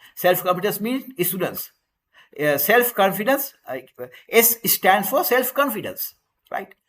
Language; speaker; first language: English; non-native, local second language; Sinhala